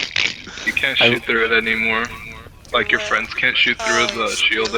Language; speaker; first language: English; native; English